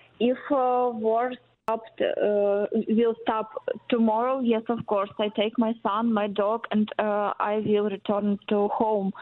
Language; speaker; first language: English; non-native, learner; Ukrainian